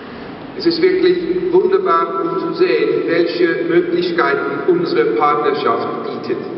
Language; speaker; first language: German; non-native, fluent; Dutch